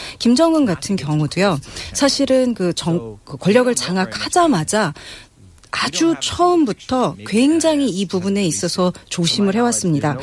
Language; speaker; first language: Korean; non-native, fluent; English